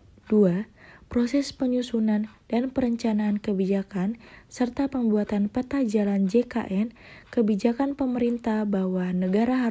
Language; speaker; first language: Indonesian; native; Indonesian